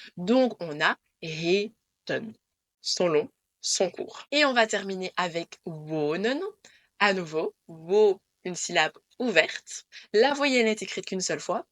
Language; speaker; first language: French; native; French